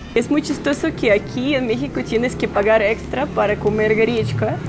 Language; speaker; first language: Spanish; non-native, fluent; Russian